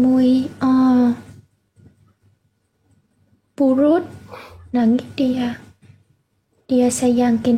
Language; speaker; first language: Indonesian; non-native, learner; Vietnamese